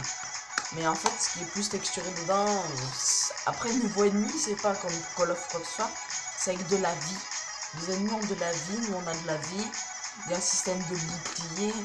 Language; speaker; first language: French; native; French